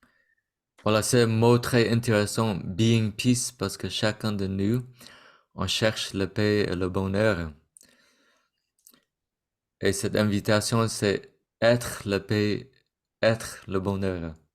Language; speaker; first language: French; non-native, fluent; Vietnamese